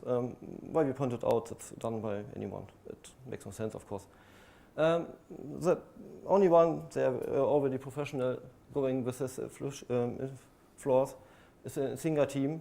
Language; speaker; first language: English; non-native, fluent; German